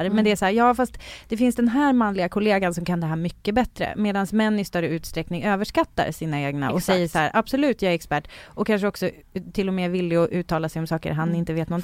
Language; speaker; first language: Swedish; native; Swedish